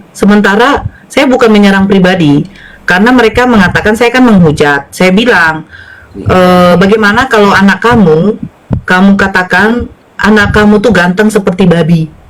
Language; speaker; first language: Indonesian; native; Indonesian